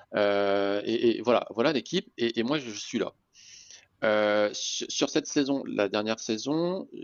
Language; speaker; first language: French; native; French